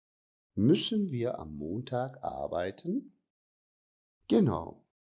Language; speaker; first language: German; non-native, fluent; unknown